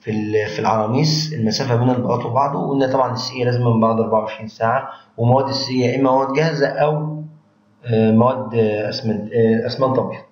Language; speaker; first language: Arabic; native; Arabic